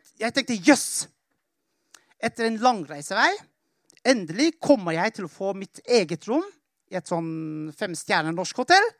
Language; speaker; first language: Norwegian; non-native, fluent; Persian